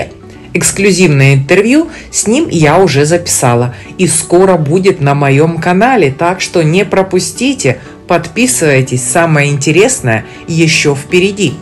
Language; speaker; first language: Russian; native; Russian